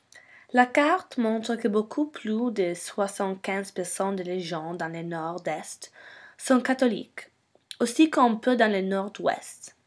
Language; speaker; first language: French; non-native, learner; English